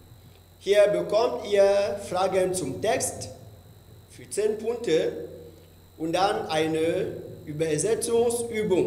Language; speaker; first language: German; non-native, fluent; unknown